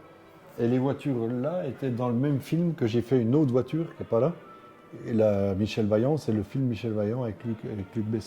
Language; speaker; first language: French; native; French